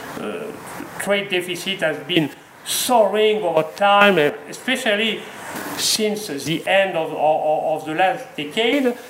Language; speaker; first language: English; non-native, fluent; French